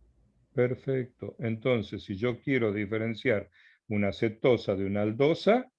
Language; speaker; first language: Spanish; native; Spanish